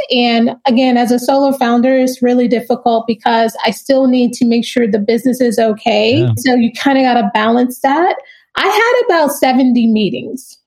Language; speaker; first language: English; native; English